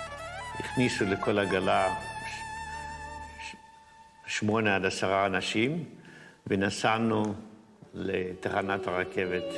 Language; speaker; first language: Hebrew; non-native, fluent; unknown